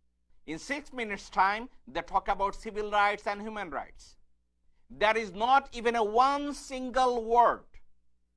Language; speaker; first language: English; non-native, fluent; Bangla